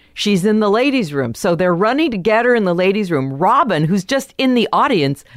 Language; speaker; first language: English; native; English